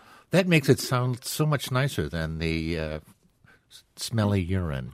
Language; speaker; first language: English; native; English